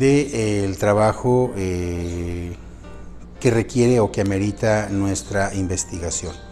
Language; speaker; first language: Spanish; native; Spanish